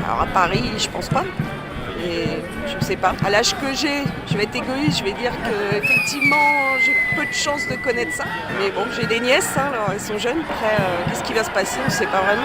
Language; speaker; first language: French; native; French